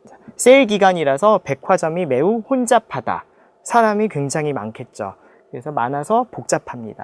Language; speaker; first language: Korean; native; Korean